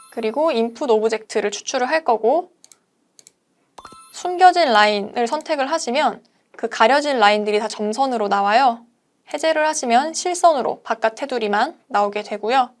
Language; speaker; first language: Korean; native; Korean